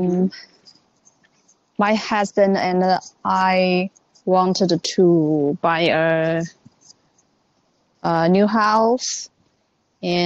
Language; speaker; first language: English; non-native, learner; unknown